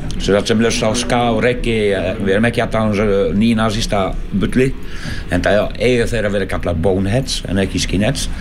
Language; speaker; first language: Icelandic; non-native, fluent; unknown